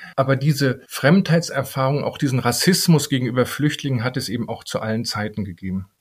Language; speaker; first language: German; native; German